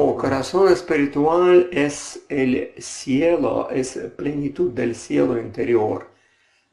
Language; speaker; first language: Spanish; non-native, learner; Russian